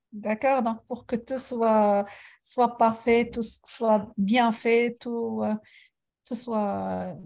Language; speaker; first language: French; non-native, local second language; Arabic